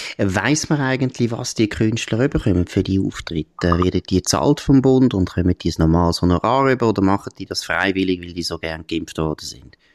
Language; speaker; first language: German; native; German